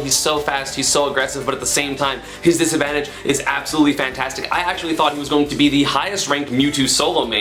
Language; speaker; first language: English; native; English